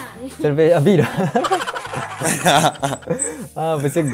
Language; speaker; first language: Portuguese; non-native, learner; Japanese